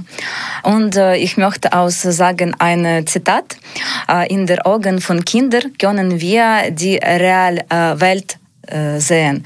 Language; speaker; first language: German; non-native, learner; Ukrainian